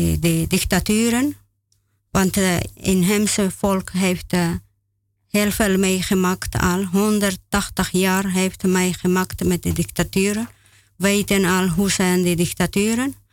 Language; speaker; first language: Dutch; non-native, learner; Spanish